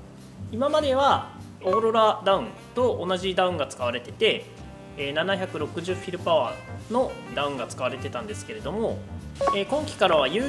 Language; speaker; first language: Japanese; native; Japanese